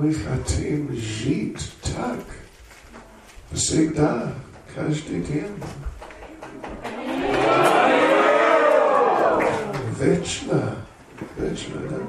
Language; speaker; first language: Russian; non-native, learner; English